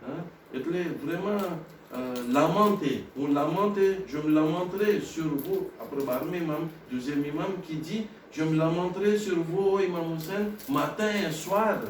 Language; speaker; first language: French; non-native, local second language; Gujarati